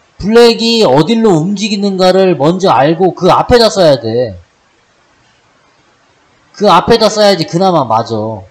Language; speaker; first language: Korean; native; Korean